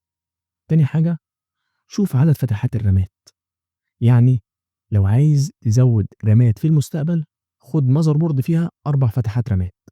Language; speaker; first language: Arabic; native; Arabic